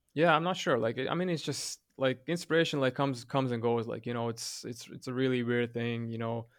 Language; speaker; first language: English; non-native, fluent; Latvian